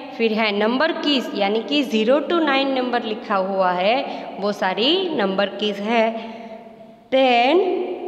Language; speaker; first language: Hindi; non-native, local second language; Gujarati